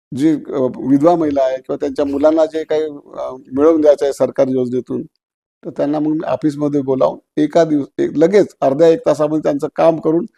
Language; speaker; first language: Marathi; native; Marathi